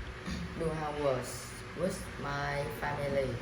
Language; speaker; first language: English; non-native, learner; Vietnamese